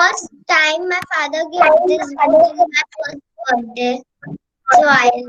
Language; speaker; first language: English; non-native, learner; Hindi